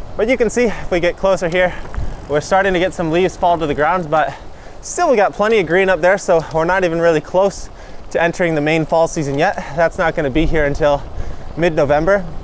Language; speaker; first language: English; native; English